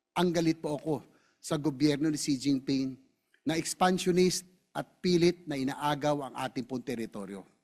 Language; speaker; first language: Filipino; native; Filipino